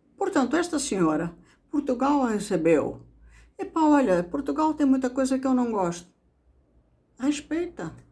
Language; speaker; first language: Portuguese; native; Portuguese